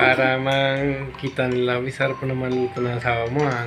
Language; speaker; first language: Filipino; non-native, learner; Punjabi